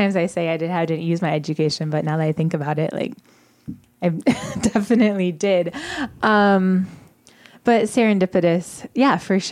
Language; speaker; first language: English; native; English